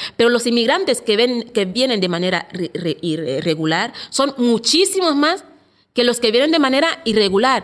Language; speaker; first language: Spanish; non-native, local second language; Fang